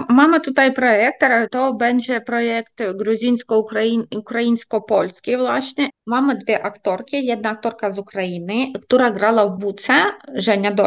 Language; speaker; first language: Polish; non-native, fluent; Ukrainian